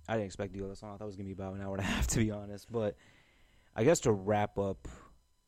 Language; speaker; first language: English; native; English